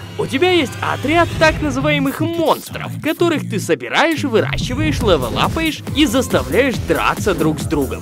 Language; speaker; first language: Russian; native; Russian